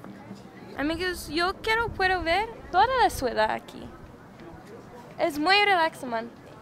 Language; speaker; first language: Spanish; non-native, learner; English